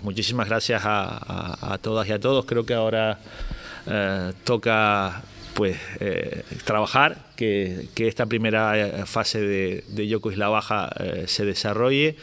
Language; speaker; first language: Spanish; native; Spanish